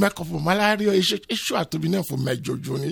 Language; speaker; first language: Hungarian; non-native, fluent; Yoruba